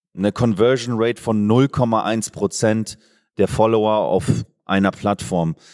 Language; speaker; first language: German; native; German